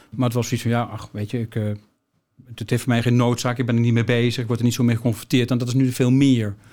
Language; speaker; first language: Dutch; native; Dutch